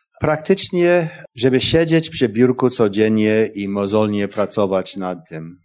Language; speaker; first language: Polish; non-native, fluent; English